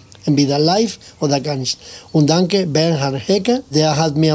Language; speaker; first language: German; non-native, learner; Spanish